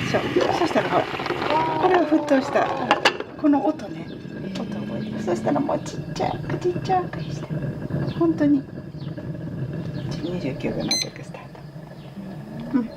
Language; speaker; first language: Japanese; native; Japanese